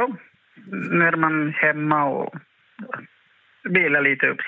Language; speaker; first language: Swedish; non-native, fluent; Spanish